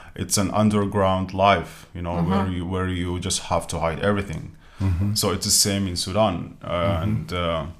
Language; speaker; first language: English; non-native, fluent; Arabic